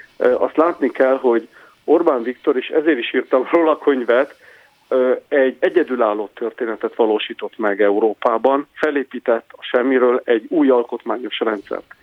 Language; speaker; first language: Hungarian; non-native, fluent; Italian